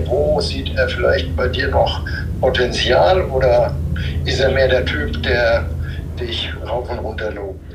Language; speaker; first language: German; native; German